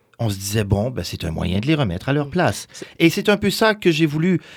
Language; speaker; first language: French; native; French